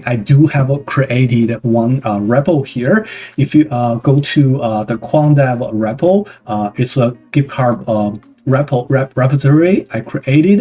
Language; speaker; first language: English; non-native, fluent; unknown